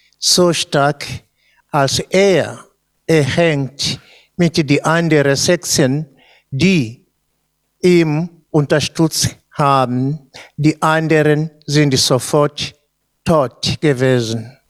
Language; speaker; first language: German; non-native, fluent; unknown